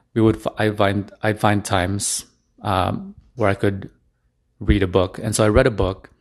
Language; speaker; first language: English; early bilingual, other home language; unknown